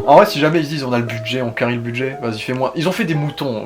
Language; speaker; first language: French; native; French